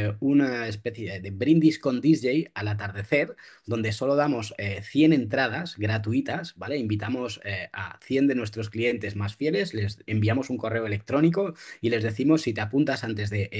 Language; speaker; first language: Spanish; native; Spanish